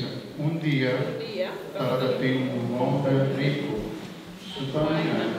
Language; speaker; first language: Spanish; non-native, learner; Papiamento